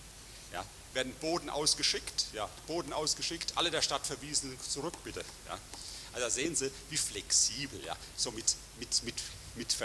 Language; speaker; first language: German; native; German